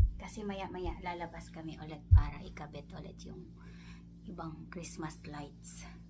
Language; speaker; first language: Filipino; non-native, local second language; Hiligaynon